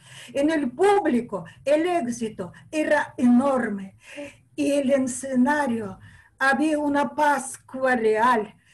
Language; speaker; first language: Spanish; non-native, fluent; Russian